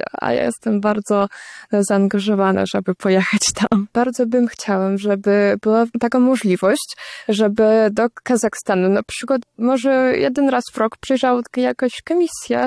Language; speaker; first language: Polish; non-native, fluent; Russian